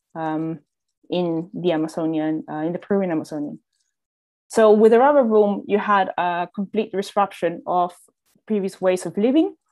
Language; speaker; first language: English; non-native, fluent; Spanish